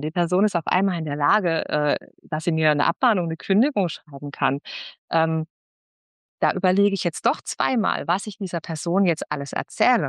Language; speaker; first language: German; native; German